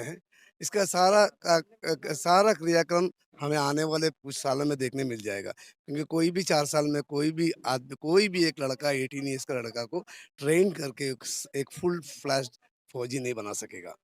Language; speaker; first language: Hindi; native; Hindi